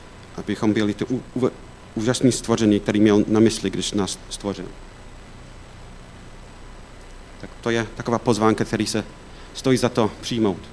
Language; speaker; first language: Czech; non-native, fluent; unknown